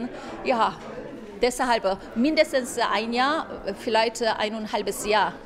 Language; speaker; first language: German; non-native, fluent; Korean